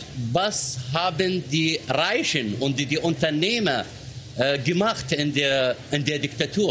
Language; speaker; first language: German; non-native, fluent; Arabic